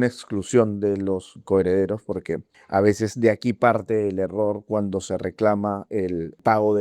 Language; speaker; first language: Spanish; native; Spanish